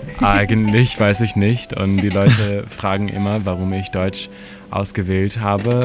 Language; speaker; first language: German; non-native, fluent; English